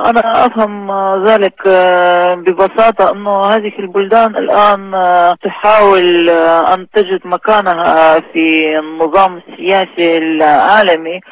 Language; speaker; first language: Arabic; non-native, fluent; Russian